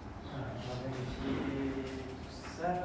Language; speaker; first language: French; non-native, fluent; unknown